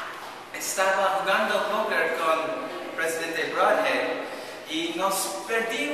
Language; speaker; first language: Spanish; non-native, learner; English